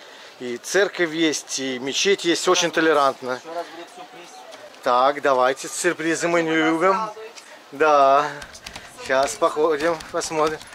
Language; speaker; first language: Russian; native; Russian